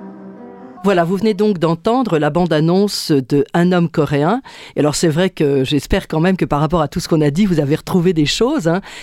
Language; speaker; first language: French; native; French